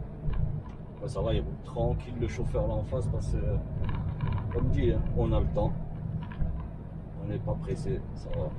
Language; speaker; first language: French; native; French